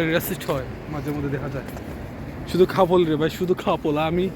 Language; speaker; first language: Bangla; non-native, local second language; Sylheti